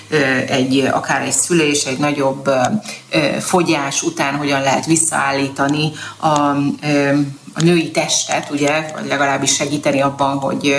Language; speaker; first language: Hungarian; native; Hungarian